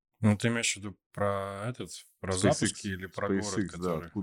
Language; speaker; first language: Russian; native; Russian